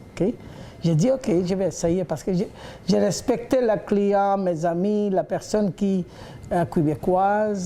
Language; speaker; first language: French; non-native, learner; Bangla